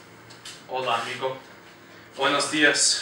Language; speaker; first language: Spanish; non-native, learner; English